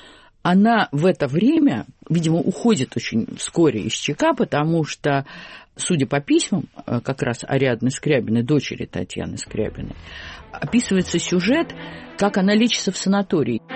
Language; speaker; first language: Russian; native; Russian